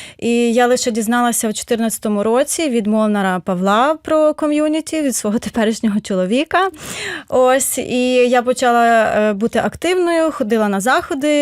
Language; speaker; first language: Ukrainian; native; Ukrainian